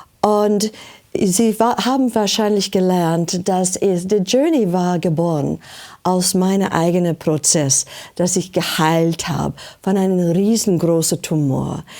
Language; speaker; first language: German; non-native, learner; English